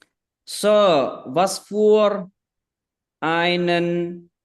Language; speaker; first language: German; non-native, fluent; Indonesian